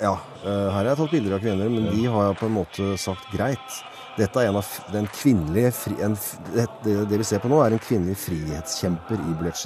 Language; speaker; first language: Norwegian; native; Norwegian